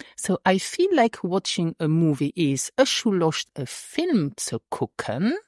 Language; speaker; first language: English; non-native, fluent; Luxembourgish